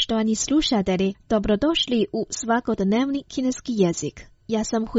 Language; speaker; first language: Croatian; non-native, fluent; Chinese